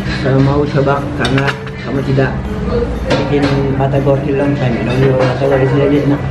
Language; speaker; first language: Indonesian; non-native, learner; Turkish